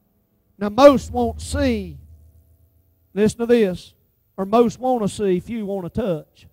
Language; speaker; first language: English; native; English